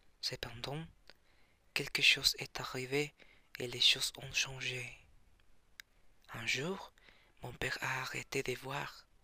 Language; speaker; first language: French; non-native, learner; Spanish